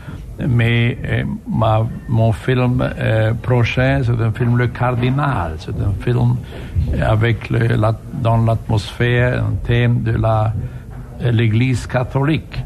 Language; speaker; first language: French; non-native, fluent; German